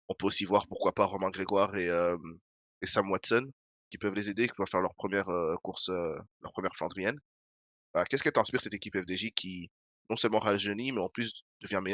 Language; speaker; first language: French; native; French